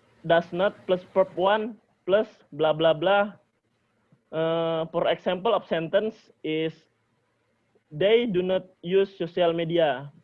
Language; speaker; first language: English; non-native, learner; Indonesian